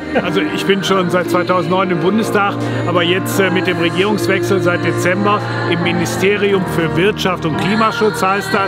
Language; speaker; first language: German; native; German